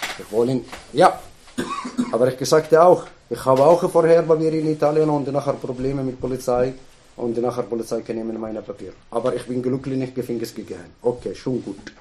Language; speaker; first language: German; non-native, learner; Arabic